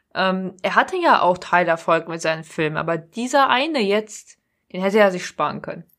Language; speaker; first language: German; early bilingual, other home language; Polish